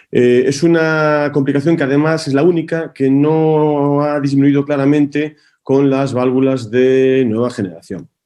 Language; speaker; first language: Spanish; native; Spanish